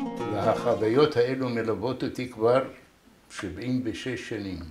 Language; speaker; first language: Hebrew; non-native, fluent; Arabic